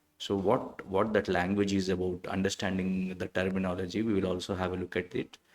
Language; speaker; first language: English; non-native, local second language; Telugu